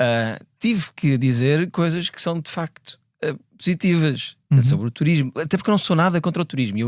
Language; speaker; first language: Portuguese; native; Portuguese